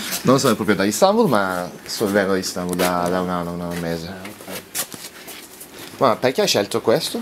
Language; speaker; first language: Italian; non-native, fluent; Turkish